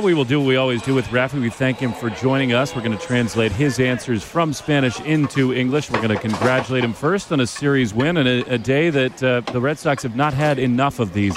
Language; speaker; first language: English; native; English